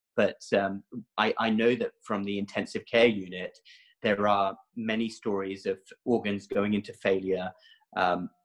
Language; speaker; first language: English; native; English